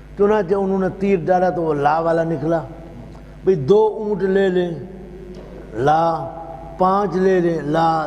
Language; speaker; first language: Urdu; non-native, local second language; Saraiki